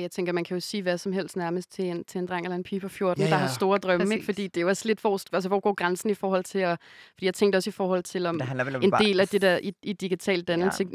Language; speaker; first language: Danish; native; Danish